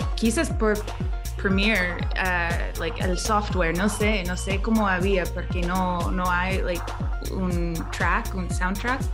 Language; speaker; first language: Spanish; non-native, learner; English